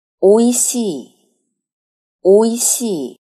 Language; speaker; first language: Japanese; non-native, fluent; Chinese